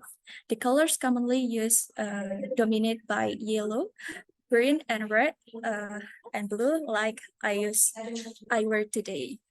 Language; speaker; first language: English; non-native, learner; Indonesian